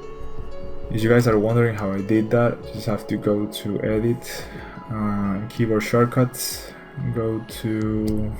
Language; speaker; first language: English; non-native, fluent; Spanish